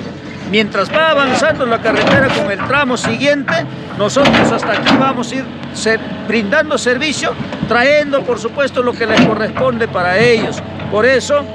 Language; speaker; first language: Spanish; native; Spanish